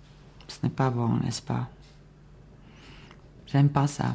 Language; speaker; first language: French; non-native, learner; Bosnian